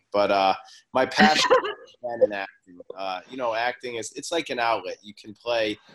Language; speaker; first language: English; native; English